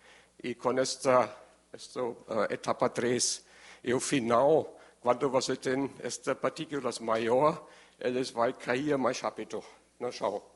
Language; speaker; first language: Portuguese; non-native, learner; German